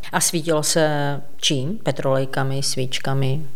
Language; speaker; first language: Czech; native; Czech